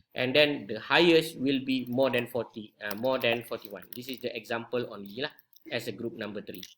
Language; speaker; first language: English; non-native, local second language; Malay